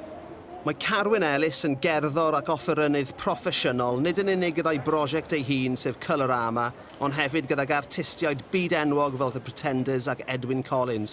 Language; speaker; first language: Welsh; native; Welsh